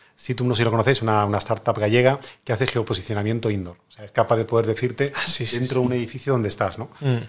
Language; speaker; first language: Spanish; native; Spanish